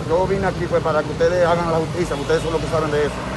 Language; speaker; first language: Spanish; native; Spanish